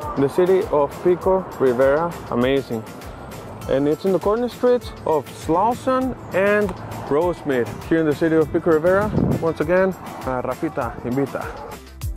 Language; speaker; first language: English; early bilingual, other home language; Spanish